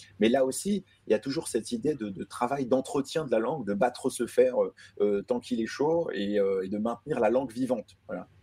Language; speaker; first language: French; early bilingual, other home language; Arabic